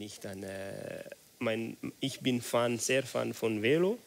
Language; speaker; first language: German; non-native, learner; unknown